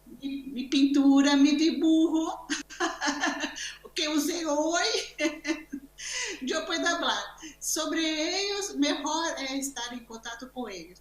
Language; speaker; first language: Spanish; non-native, learner; Portuguese